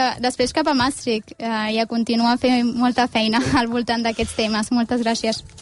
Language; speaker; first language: Catalan; early bilingual, other home language; Amharic